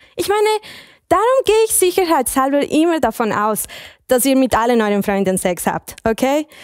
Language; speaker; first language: German; non-native, fluent; Spanish